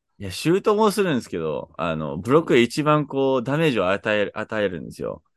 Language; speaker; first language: Japanese; non-native, fluent; English